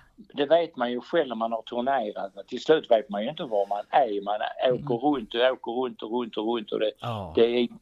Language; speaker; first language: Swedish; native; Swedish